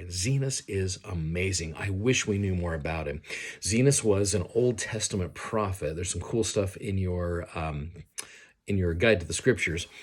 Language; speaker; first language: English; native; English